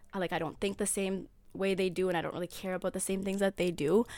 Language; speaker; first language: English; early bilingual, other home language; Amharic